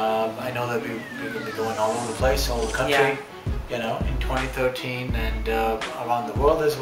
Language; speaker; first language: English; native; English